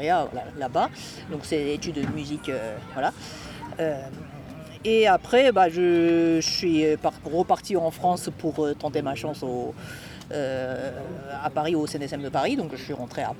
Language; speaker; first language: French; non-native, fluent; Japanese